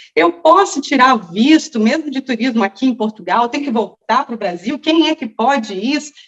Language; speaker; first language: Portuguese; native; Portuguese